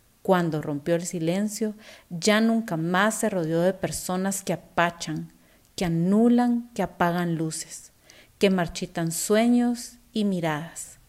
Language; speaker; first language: Spanish; native; Spanish